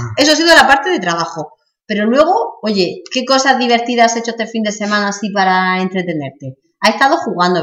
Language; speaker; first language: Spanish; native; Spanish